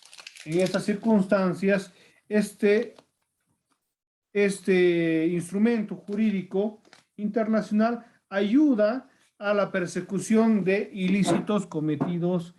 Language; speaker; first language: Spanish; native; Spanish